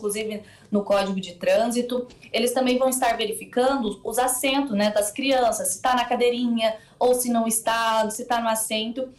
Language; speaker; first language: Portuguese; native; Portuguese